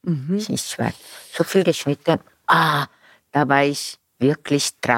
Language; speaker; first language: German; non-native, fluent; Korean